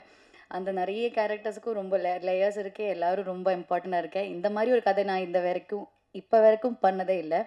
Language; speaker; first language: Tamil; non-native, learner; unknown